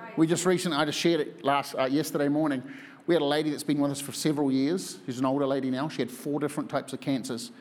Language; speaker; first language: English; native; English